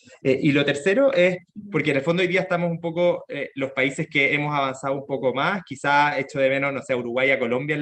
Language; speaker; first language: Spanish; native; Spanish